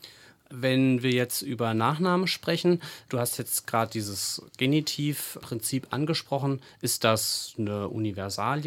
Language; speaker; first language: German; native; German